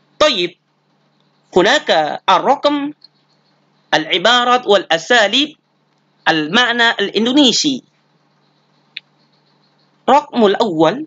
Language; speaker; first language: Arabic; non-native, fluent; Indonesian